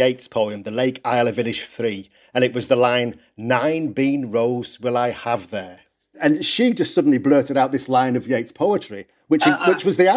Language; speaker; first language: English; native; English